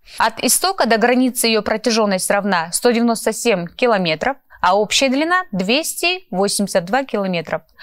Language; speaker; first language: Russian; non-native, local second language; Kyrgyz